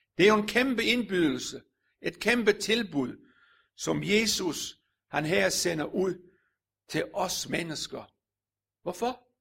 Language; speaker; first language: Danish; native; Danish